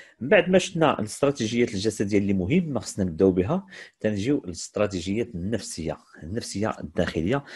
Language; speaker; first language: Arabic; native; Arabic